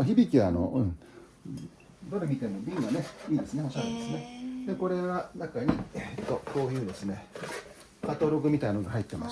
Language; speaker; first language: Japanese; native; Japanese